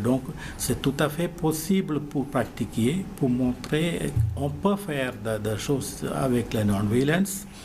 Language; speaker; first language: French; non-native, learner; Malayalam